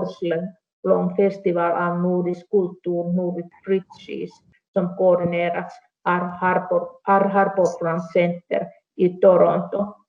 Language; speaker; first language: Swedish; non-native, local second language; Finnish